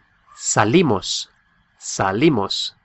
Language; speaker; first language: Spanish; non-native, fluent; English